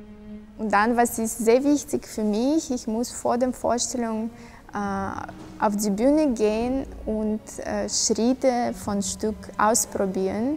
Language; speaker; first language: German; non-native, fluent; Russian